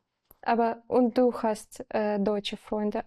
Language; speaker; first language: German; non-native, learner; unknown